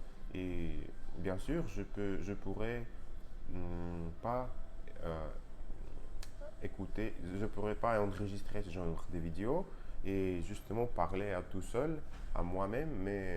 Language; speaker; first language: French; non-native, learner; Russian